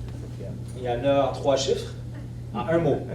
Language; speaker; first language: French; native; French